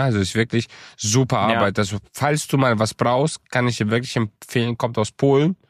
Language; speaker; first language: German; early bilingual, other home language; Romanian